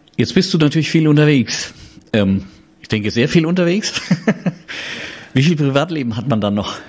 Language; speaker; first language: German; native; German